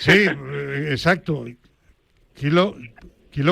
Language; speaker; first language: Spanish; native; Spanish